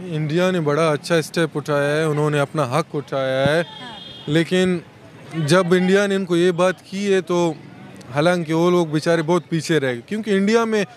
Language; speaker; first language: Urdu; native; Urdu